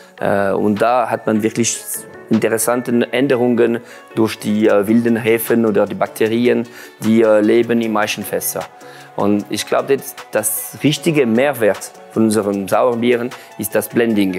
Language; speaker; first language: German; non-native, local second language; French